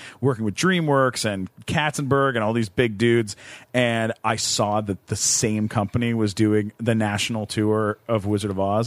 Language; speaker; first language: English; native; English